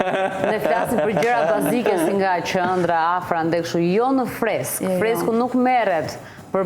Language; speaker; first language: Albanian; native; Albanian